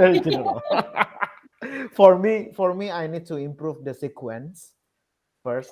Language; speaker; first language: English; non-native, learner; Indonesian